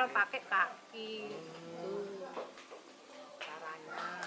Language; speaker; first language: Indonesian; non-native, local second language; Javanese